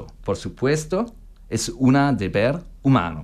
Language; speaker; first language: Spanish; non-native, learner; German